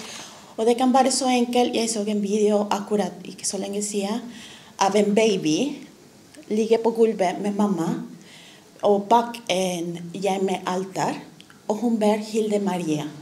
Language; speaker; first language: Norwegian; non-native, learner; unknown